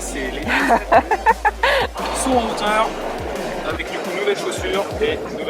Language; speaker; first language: French; native; French